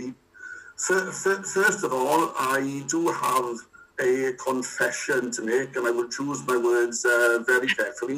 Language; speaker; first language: English; native; English